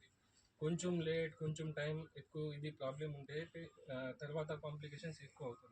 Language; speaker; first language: Telugu; non-native, learner; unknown